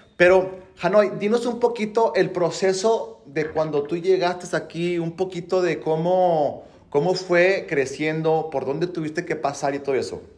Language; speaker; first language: Spanish; native; Spanish